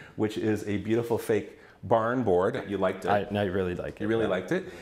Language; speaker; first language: English; native; English